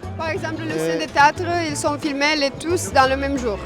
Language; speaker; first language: French; non-native, fluent; Romanian